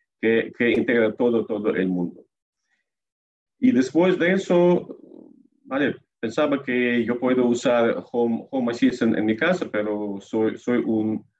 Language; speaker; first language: Spanish; non-native, learner; Russian